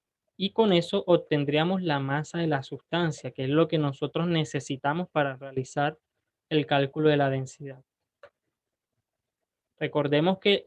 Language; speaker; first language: Spanish; native; Spanish